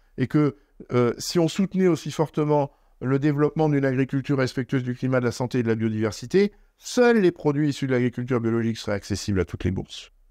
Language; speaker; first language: French; native; French